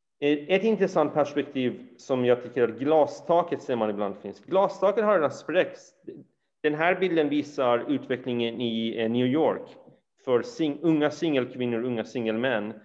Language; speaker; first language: Swedish; early bilingual, other home language; Persian